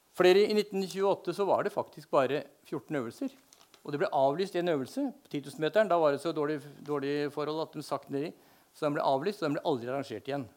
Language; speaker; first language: Norwegian; native; Norwegian